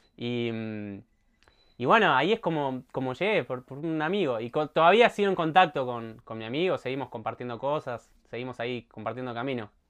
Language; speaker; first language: Spanish; native; Spanish